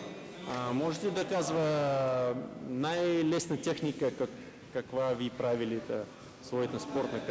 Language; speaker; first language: Bulgarian; non-native, learner; Russian